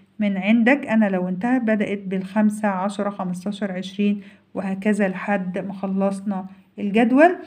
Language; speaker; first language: Arabic; native; Arabic